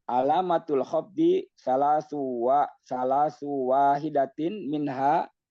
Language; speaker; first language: Arabic; non-native, learner; Indonesian